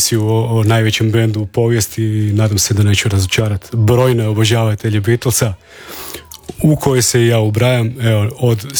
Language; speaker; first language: Serbian; native; Serbian